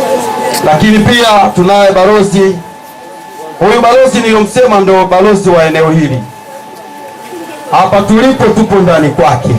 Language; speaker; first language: Swahili; native; Swahili